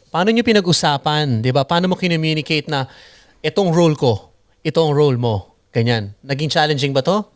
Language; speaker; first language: Filipino; native; Filipino